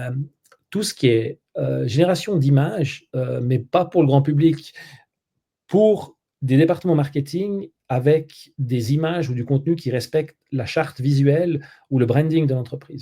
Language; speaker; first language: French; native; French